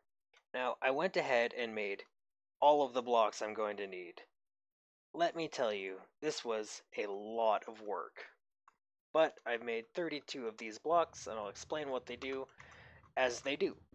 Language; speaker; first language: English; native; English